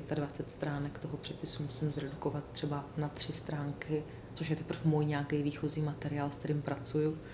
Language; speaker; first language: Czech; native; Czech